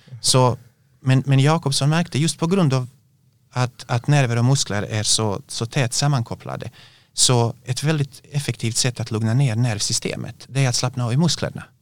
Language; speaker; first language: Swedish; non-native, fluent; Bosnian